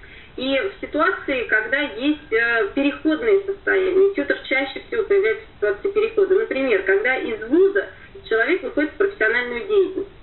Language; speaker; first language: Russian; native; Russian